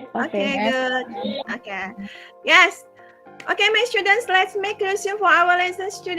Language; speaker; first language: English; non-native, fluent; Indonesian